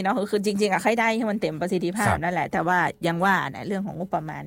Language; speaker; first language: Thai; non-native, local second language; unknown